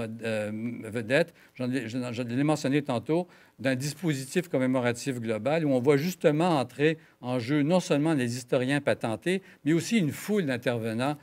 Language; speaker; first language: French; native; French